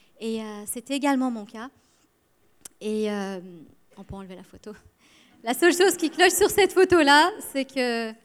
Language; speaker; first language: French; early bilingual, other home language; Persian